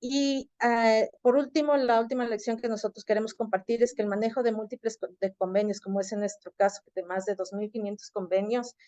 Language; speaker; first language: Spanish; native; Spanish